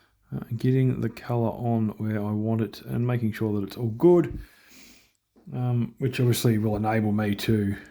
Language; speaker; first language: English; native; English